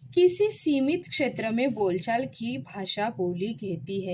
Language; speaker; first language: Hindi; non-native, local second language; Marathi